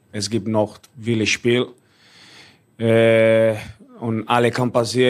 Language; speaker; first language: German; non-native, learner; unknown